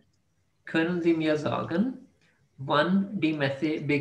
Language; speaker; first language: German; non-native, fluent; Urdu